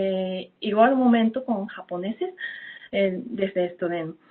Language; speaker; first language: Spanish; non-native, fluent; Japanese